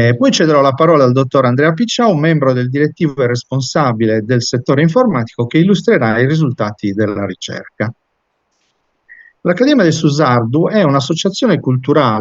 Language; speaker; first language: Italian; native; Italian